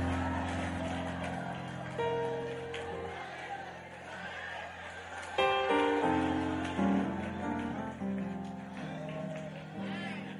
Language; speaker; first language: English; non-native, local second language; Akan